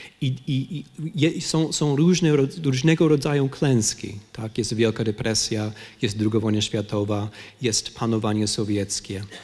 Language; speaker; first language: Polish; non-native, fluent; English